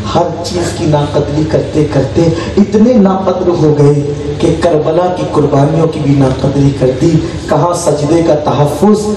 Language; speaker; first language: Urdu; native; Urdu